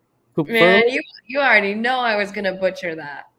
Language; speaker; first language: English; native; English